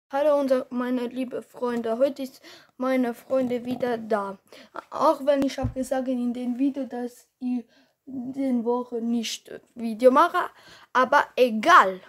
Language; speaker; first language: German; non-native, learner; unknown